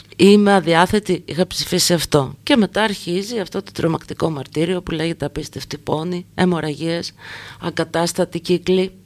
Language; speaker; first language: Greek; native; Greek